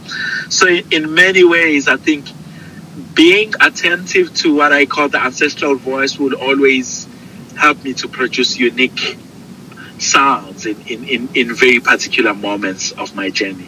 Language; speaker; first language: English; non-native, local second language; Zulu